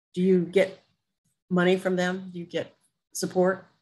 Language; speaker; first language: English; native; English